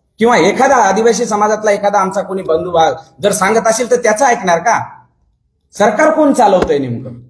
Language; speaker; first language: Marathi; non-native, local second language; Lambadi